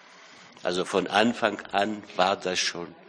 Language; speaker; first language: German; non-native, fluent; Armenian